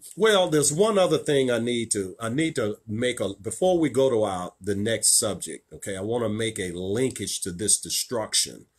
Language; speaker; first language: English; native; English